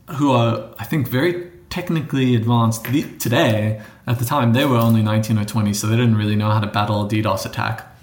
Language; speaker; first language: English; native; English